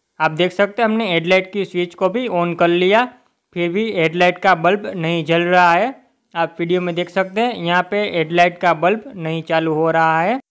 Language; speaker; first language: Hindi; native; Hindi